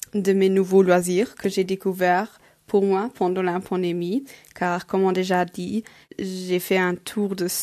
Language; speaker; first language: French; non-native, local second language; Luxembourgish